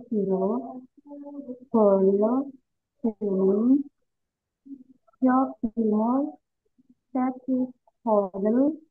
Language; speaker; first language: Korean; non-native, learner; Indonesian